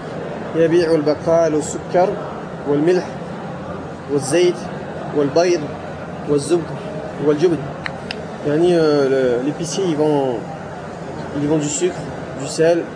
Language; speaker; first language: Arabic; non-native, learner; French